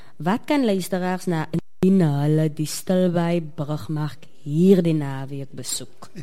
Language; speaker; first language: Afrikaans; native; Afrikaans